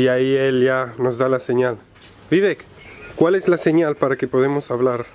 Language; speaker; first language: Spanish; native; Spanish